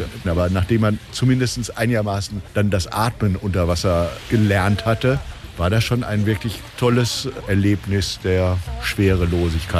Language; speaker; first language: German; native; German